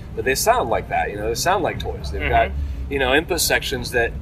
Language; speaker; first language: English; early bilingual, other home language; Italian